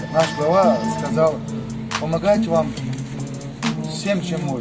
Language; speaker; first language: Russian; non-native, local second language; Chechen